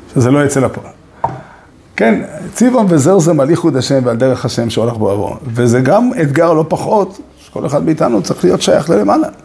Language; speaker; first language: Hebrew; native; Hebrew